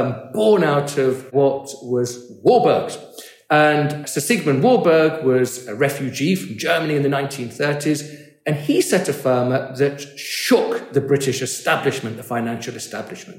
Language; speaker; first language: English; native; English